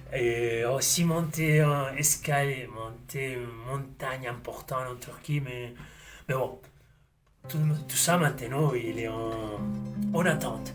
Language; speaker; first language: French; non-native, fluent; Spanish